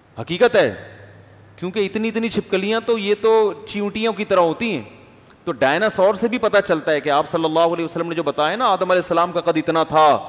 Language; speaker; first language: Urdu; native; Urdu